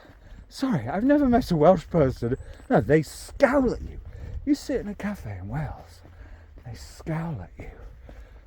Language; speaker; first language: English; native; English